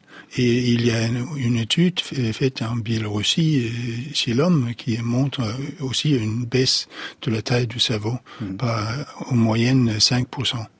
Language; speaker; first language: French; non-native, fluent; Danish